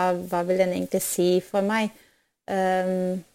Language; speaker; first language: Norwegian; non-native, fluent; German